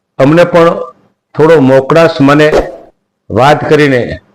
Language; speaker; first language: Gujarati; non-native, local second language; Rathawi